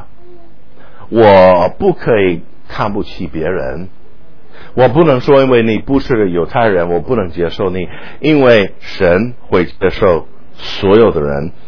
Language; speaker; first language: Chinese; non-native, fluent; English